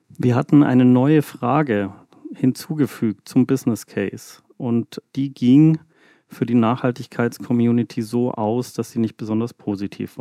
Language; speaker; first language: German; native; German